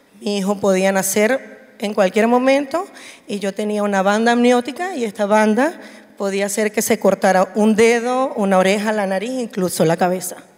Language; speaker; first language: Spanish; native; Spanish